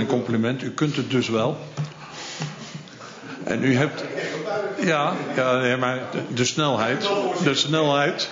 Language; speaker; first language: Dutch; native; Dutch